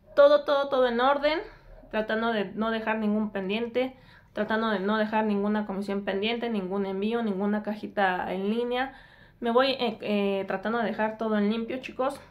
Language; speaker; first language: Spanish; native; Spanish